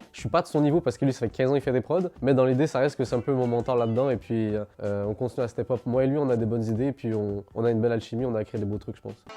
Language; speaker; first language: French; early bilingual, other home language; Arabic